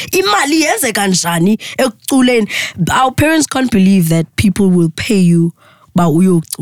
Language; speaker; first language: English; non-native, local second language; Xhosa